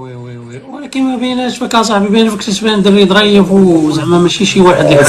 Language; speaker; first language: Arabic; native; Arabic